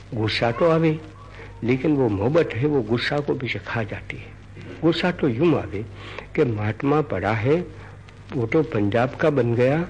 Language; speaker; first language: Hindi; non-native, local second language; Gujarati